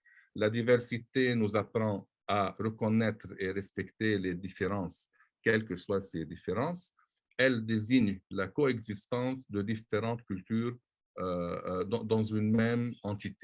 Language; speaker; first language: French; non-native, local second language; Arabic